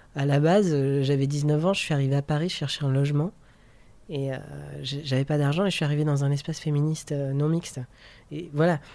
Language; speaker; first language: French; native; French